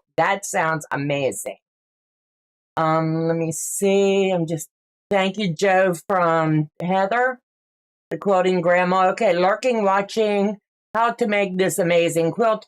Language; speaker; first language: English; native; English